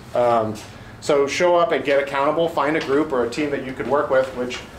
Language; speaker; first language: English; native; English